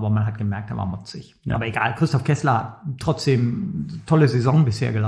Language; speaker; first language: German; native; German